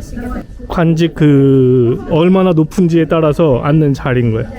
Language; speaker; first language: Korean; native; Korean